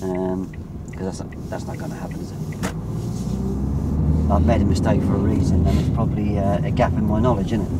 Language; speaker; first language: English; native; English